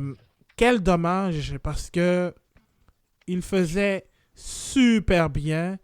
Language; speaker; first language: French; native; French